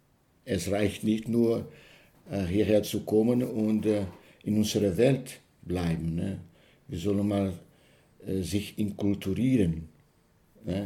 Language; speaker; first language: German; non-native, learner; Portuguese